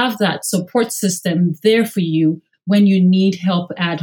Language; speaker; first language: English; non-native, local second language; Yoruba